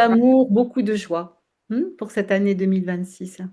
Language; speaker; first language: French; native; French